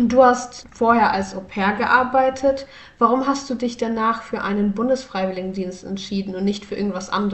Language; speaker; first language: German; native; German